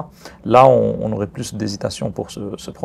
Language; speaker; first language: French; non-native, local second language; Arabic